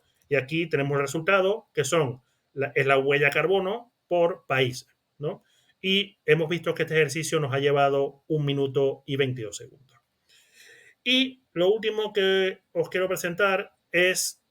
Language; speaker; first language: Spanish; native; Spanish